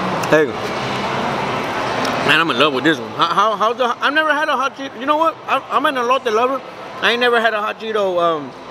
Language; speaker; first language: English; early bilingual, other home language; Spanish